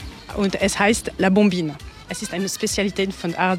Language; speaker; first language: German; non-native, learner; French